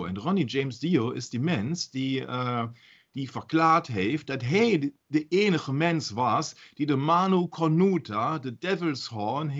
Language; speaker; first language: Dutch; non-native, learner; German